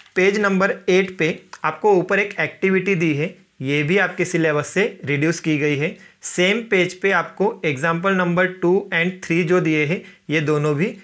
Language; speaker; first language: Hindi; non-native, local second language; Marathi